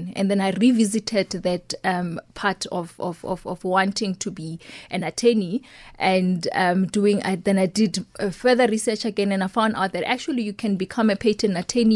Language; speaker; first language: English; non-native, local second language; Northern Sotho